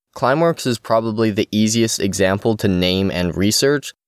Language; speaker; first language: English; native; English